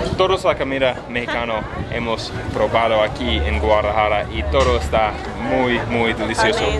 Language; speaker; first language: Spanish; non-native, learner; English